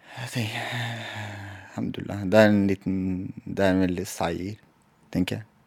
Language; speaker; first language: Norwegian; native; Norwegian